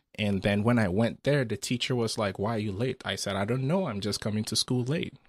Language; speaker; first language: English; non-native, local second language; Akan